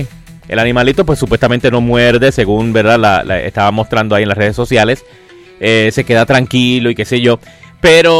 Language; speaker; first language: Spanish; native; Spanish